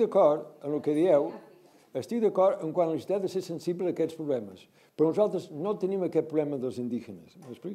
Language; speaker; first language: Catalan; native; Catalan